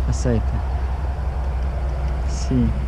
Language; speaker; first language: Spanish; non-native, learner; Russian